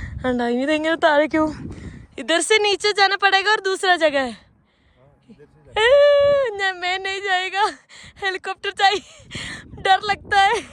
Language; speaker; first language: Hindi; non-native, local second language; Malayalam